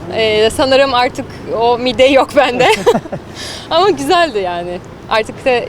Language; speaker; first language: Turkish; non-native, fluent; Portuguese